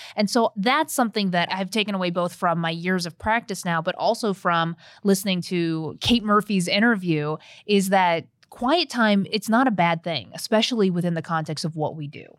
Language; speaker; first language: English; early bilingual, other home language; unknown